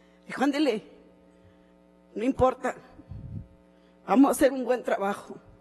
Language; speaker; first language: Spanish; early bilingual, heritage; Spanish